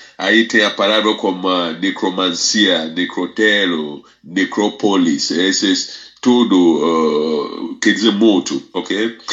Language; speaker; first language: Portuguese; non-native, fluent; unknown